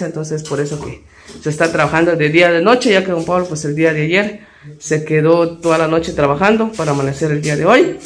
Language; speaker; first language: Spanish; native; Spanish